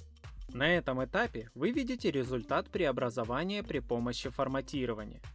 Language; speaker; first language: Russian; native; Russian